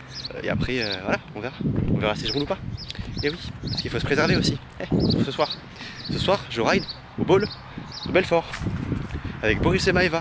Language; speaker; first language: French; native; French